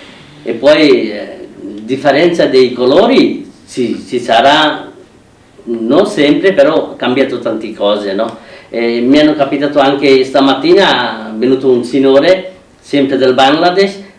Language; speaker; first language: Italian; non-native, fluent; Bangla